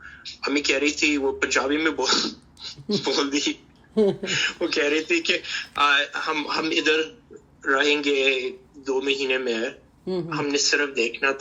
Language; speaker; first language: Hindi; early bilingual, heritage; Hindi